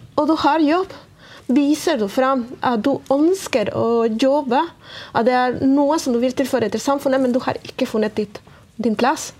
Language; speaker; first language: Norwegian; non-native, fluent; Spanish